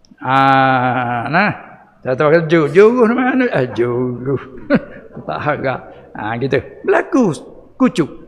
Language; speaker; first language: Malay; native; Malay